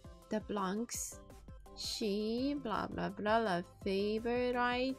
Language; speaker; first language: English; non-native, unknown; Japanese